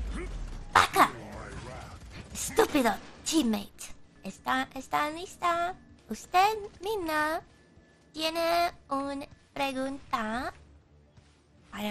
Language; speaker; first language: Spanish; non-native, learner; English